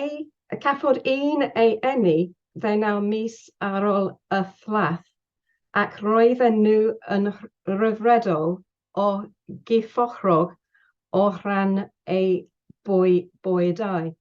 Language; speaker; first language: Welsh; non-native, learner; English